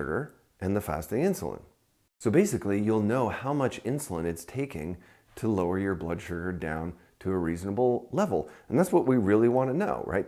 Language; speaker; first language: English; native; English